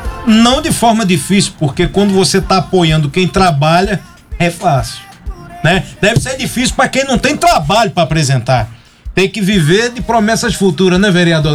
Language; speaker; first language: Portuguese; native; Portuguese